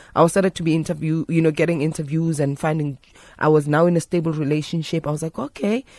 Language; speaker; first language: English; non-native, local second language; Zulu